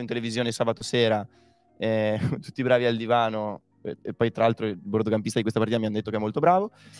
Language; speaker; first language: Italian; native; Italian